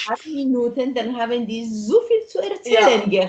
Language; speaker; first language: German; non-native, fluent; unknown